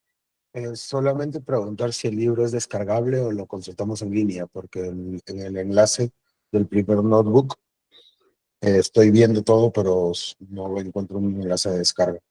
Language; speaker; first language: Spanish; native; Spanish